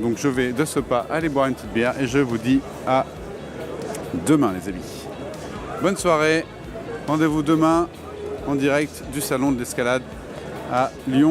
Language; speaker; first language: French; native; French